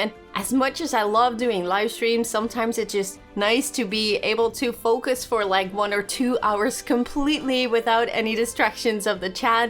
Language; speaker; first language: English; non-native, fluent; Dutch